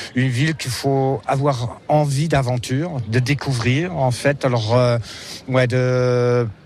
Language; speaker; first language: French; non-native, fluent; German